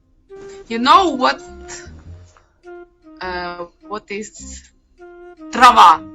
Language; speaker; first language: English; non-native, learner; Ukrainian